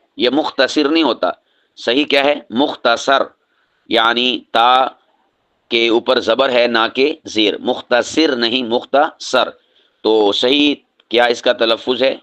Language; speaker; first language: Urdu; native; Urdu